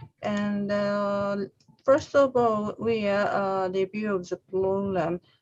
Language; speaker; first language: English; non-native, learner; Japanese